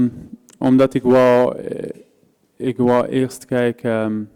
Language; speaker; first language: Dutch; non-native, local second language; French